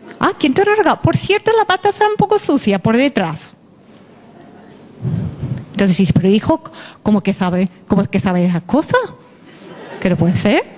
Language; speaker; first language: Spanish; non-native, fluent; English